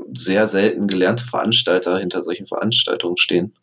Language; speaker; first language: German; native; German